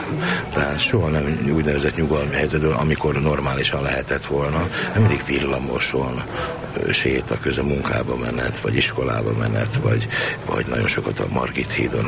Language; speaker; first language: Hungarian; native; Hungarian